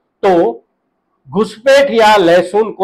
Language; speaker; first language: Hindi; non-native, local second language; Gujarati